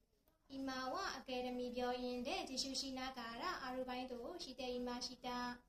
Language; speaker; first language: Japanese; non-native, learner; Burmese